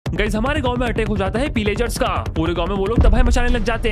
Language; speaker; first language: Hindi; native; Hindi